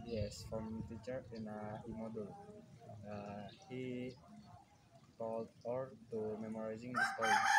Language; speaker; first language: English; non-native, learner; Indonesian